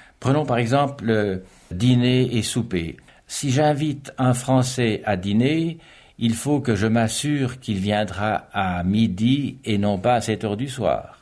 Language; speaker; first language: French; native; French